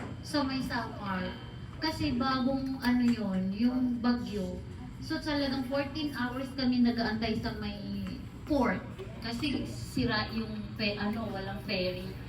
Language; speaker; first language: Filipino; non-native, local second language; Cebuano